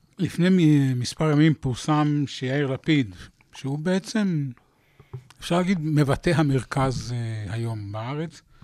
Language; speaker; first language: Hebrew; native; Hebrew